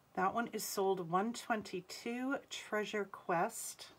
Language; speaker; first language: English; native; English